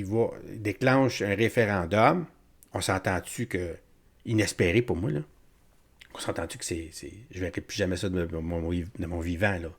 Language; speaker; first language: French; native; French